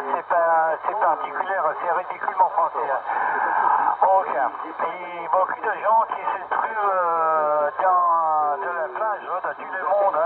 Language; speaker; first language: French; non-native, learner; Italian